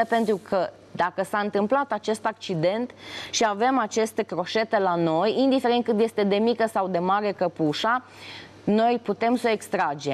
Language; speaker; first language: Romanian; native; Romanian